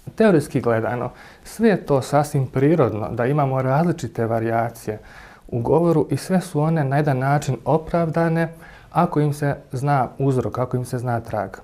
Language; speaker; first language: Bosnian; native; Bosnian